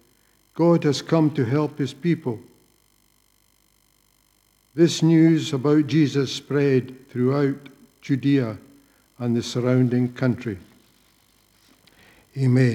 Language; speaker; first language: English; native; English